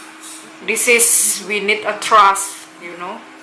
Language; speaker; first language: English; non-native, local second language; Indonesian